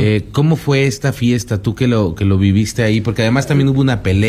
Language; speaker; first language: Spanish; native; Spanish